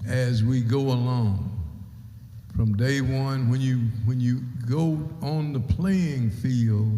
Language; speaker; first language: English; native; English